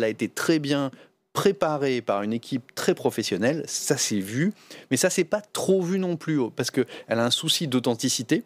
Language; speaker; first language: French; native; French